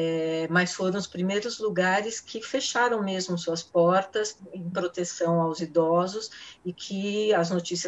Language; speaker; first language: Portuguese; native; Portuguese